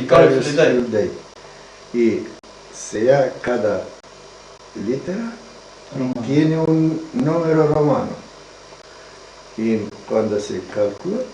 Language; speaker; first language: Spanish; non-native, learner; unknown